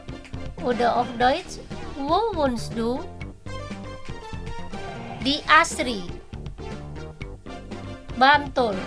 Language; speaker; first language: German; non-native, fluent; Indonesian